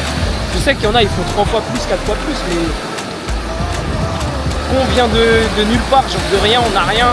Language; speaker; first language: French; native; French